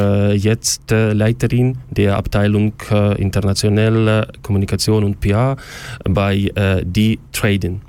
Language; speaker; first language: German; non-native, learner; Ukrainian